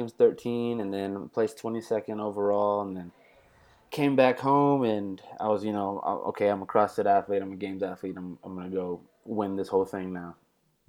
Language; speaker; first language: English; native; English